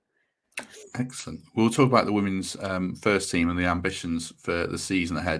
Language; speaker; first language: English; native; English